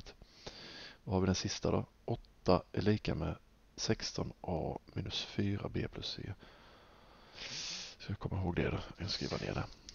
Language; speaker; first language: Swedish; native; Swedish